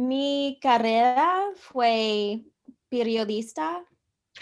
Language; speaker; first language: Spanish; non-native, learner; English